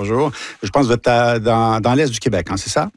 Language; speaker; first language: French; native; French